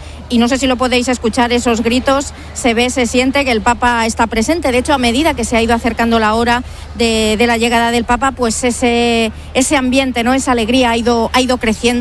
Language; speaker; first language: Spanish; native; Spanish